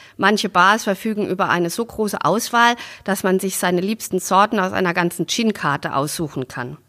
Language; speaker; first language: German; native; German